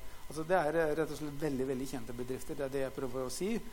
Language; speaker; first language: Norwegian; non-native, fluent; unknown